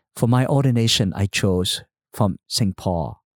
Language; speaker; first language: English; non-native, fluent; Vietnamese